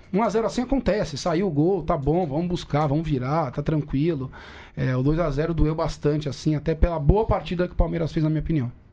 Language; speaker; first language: Portuguese; native; Portuguese